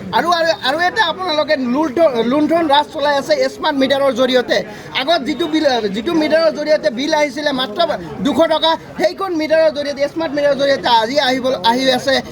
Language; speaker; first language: Assamese; non-native, local second language; Bangla